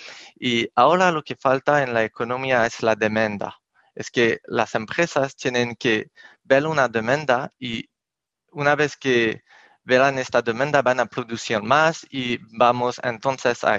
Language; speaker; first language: Spanish; non-native, fluent; French